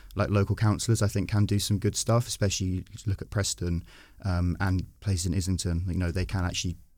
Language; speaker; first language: English; native; English